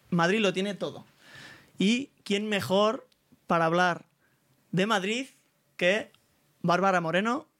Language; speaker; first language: Spanish; native; Spanish